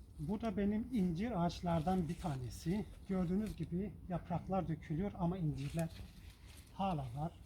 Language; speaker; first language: Turkish; non-native, local second language; Kurdish